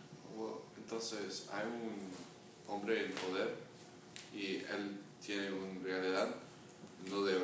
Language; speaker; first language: Spanish; non-native, learner; English